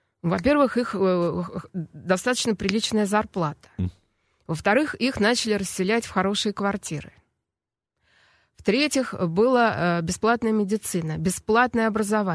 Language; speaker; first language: Russian; native; Russian